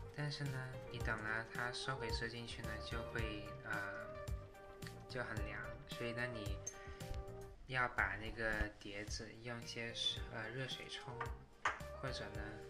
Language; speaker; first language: Chinese; native; Chinese